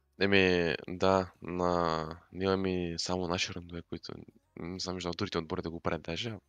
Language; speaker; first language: Bulgarian; non-native, local second language; Turkish